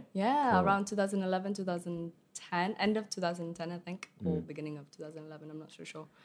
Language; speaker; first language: English; early bilingual, other home language; Vietnamese